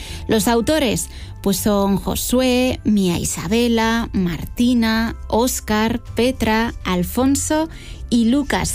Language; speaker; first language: Spanish; native; Spanish